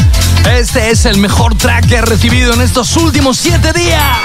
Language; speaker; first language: Spanish; native; Spanish